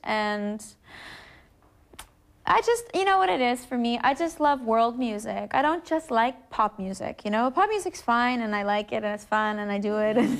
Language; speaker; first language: English; early bilingual, other home language; Portuguese